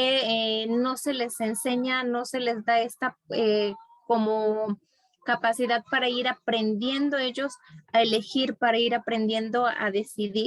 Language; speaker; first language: Spanish; native; Spanish